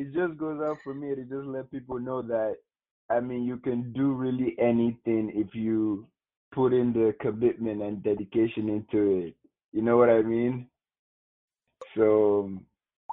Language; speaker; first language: English; non-native, local second language; Igbo